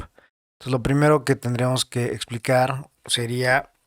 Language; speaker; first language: Spanish; native; Spanish